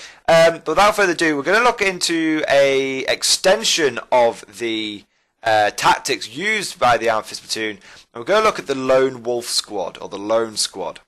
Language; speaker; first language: English; native; English